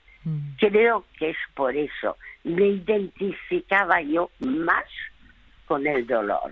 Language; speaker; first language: Spanish; early bilingual, other home language; French